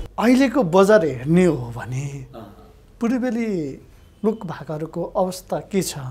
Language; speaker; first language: Nepali; native; Nepali